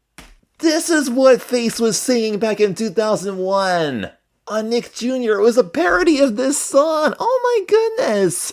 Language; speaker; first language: English; native; English